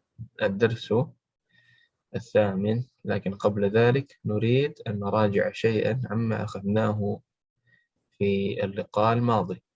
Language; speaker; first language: Arabic; non-native, fluent; Indonesian